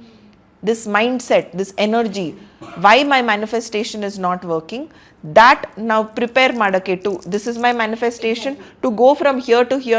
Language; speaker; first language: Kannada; non-native, local second language; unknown